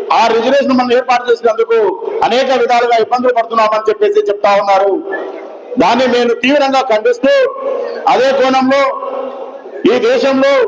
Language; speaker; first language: Telugu; non-native, local second language; Lambadi